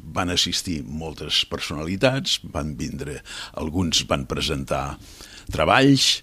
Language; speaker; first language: Catalan; native; Catalan